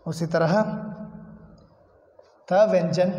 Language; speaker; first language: Hindi; non-native, local second language; Kannada